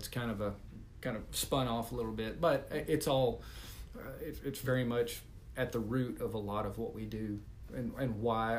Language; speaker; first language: English; native; English